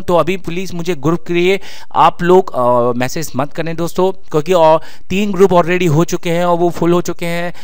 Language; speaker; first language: Hindi; native; Hindi